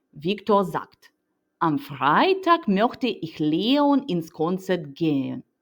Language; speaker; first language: German; non-native, fluent; Ukrainian